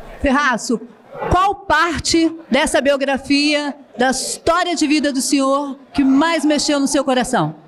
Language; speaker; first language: Portuguese; native; Portuguese